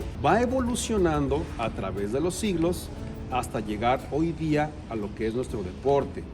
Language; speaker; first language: Spanish; native; Spanish